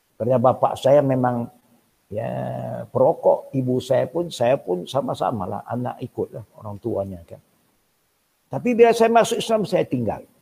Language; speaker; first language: Malay; non-native, local second language; Min Nan Chinese